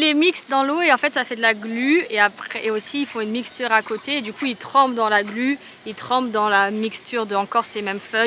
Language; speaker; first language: French; native; French